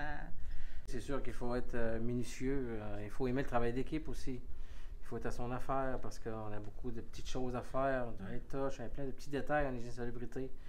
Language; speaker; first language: French; native; French